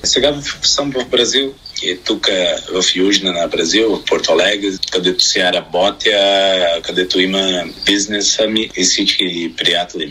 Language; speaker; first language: Bulgarian; non-native, learner; Portuguese